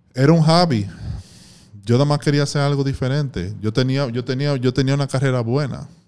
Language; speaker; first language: Spanish; early bilingual, heritage; Spanish